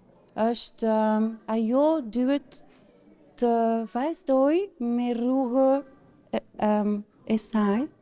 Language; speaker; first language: Albanian; non-native, learner; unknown